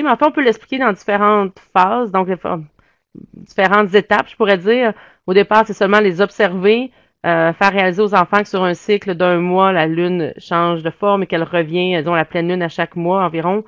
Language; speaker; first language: French; native; French